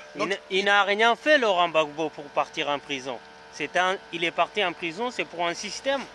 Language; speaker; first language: French; native; French